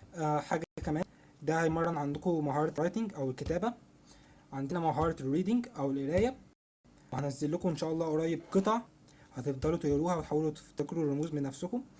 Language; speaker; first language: Egyptian Arabic; native; Egyptian Arabic